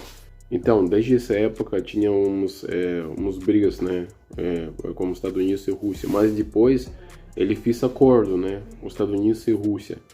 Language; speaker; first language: Portuguese; non-native, learner; Russian